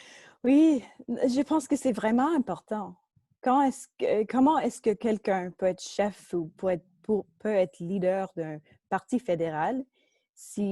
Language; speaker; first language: French; non-native, local second language; English